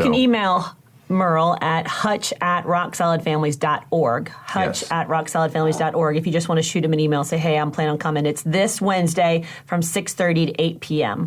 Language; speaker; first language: English; native; English